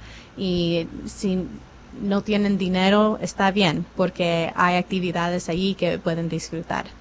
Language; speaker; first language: Spanish; non-native, fluent; English